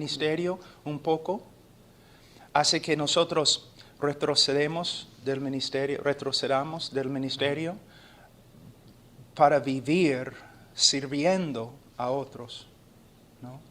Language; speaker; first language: Spanish; non-native, fluent; English